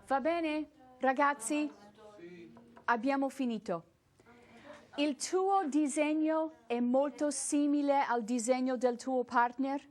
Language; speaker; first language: Italian; non-native, fluent; English